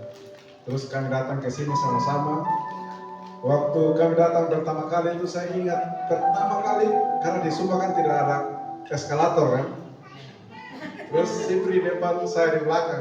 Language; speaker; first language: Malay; non-native, local second language; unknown